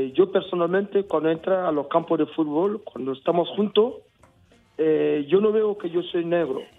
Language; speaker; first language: Spanish; non-native, fluent; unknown